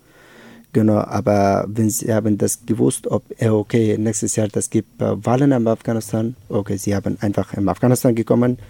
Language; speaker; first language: German; non-native, learner; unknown